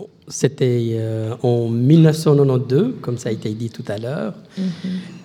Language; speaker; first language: French; non-native, local second language; Arabic